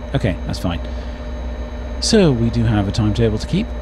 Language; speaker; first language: English; native; English